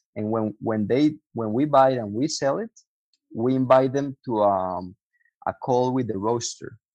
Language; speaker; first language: English; non-native, fluent; Spanish